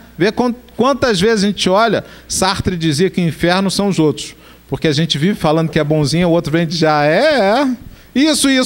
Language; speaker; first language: Portuguese; native; Portuguese